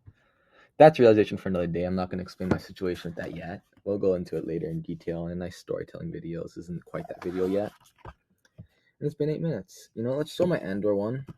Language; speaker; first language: English; native; English